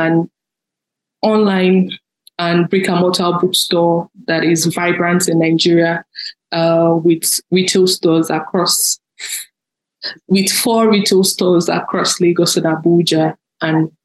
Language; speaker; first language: English; non-native, local second language; Yoruba